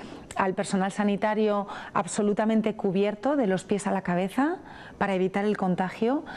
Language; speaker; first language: Spanish; native; Spanish